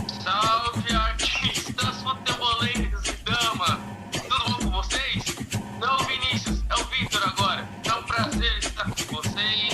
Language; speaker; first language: Portuguese; native; Portuguese